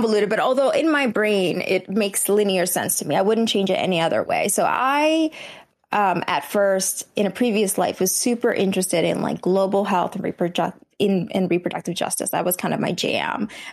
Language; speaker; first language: English; early bilingual, other home language; Vietnamese